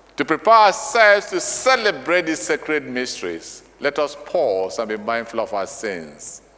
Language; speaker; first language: English; non-native, local second language; Igbo